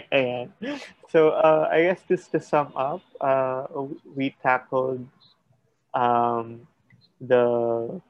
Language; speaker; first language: English; non-native, local second language; Filipino